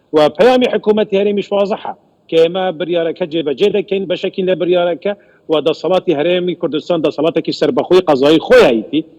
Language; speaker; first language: Central Kurdish; non-native, local second language; Kurdish